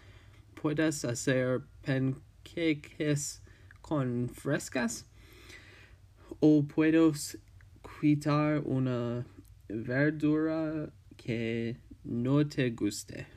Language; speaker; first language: Spanish; non-native, learner; English